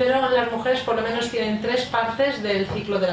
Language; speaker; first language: Spanish; native; Spanish